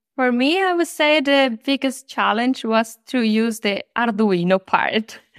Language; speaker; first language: English; non-native, fluent; Spanish